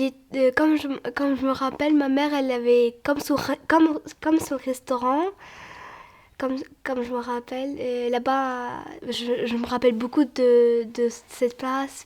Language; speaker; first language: French; early bilingual, other home language; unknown